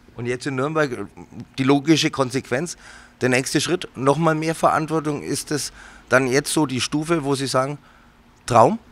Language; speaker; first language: German; native; German